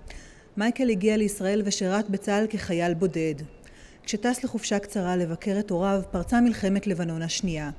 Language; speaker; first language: Hebrew; native; Hebrew